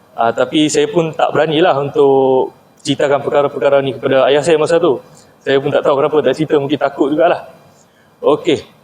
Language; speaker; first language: Malay; native; Malay